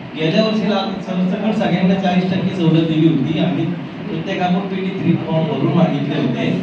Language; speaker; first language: Marathi; native; Marathi